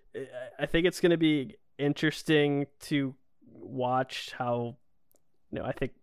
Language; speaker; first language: English; native; English